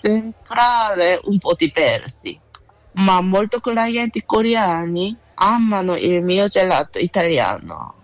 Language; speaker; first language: Italian; non-native, learner; Korean